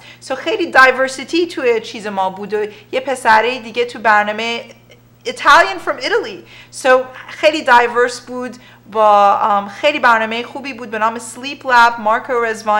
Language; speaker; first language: Persian; early bilingual, heritage; Persian